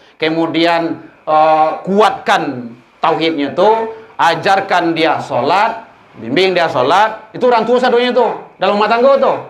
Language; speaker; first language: Malay; non-native, local second language; Minangkabau